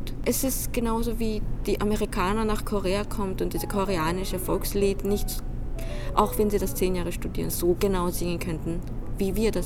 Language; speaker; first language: German; non-native, fluent; Korean